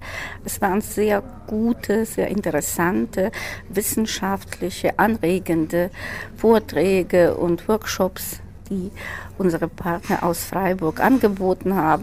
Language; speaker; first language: German; non-native, fluent; Russian